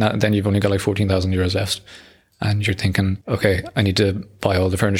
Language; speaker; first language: English; native; English